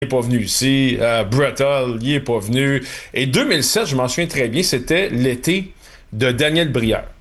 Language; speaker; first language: French; native; French